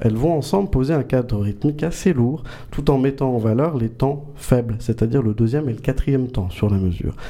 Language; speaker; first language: French; native; French